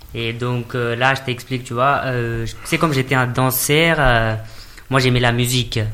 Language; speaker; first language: French; non-native, fluent; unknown